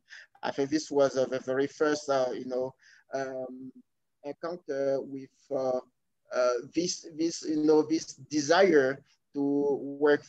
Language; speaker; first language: English; non-native, fluent; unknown